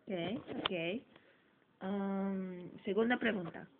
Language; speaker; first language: Spanish; early bilingual, heritage; English